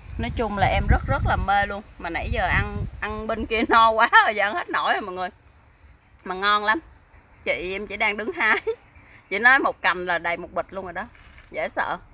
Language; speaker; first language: Vietnamese; early bilingual, heritage; Vietnamese